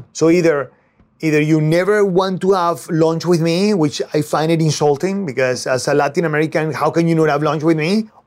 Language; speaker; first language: English; non-native, fluent; Spanish